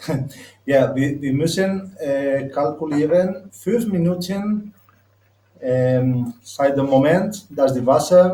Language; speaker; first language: German; non-native, learner; Spanish